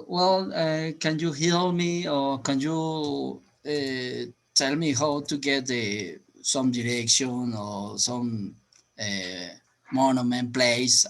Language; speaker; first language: English; non-native, learner; Spanish